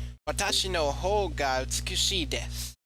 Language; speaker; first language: Japanese; non-native, learner; English